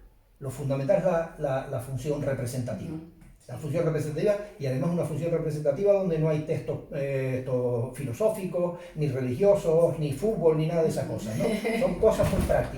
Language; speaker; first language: Spanish; native; Spanish